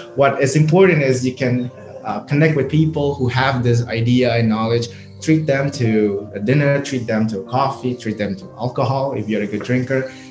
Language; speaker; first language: English; non-native, fluent; Indonesian